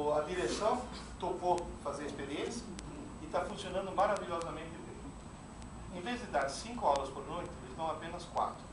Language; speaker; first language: Portuguese; non-native, fluent; Italian